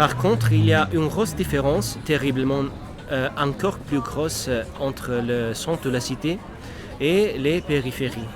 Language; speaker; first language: French; non-native, fluent; Italian